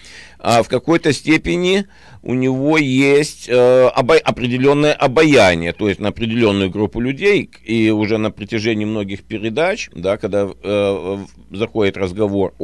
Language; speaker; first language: Russian; native; Russian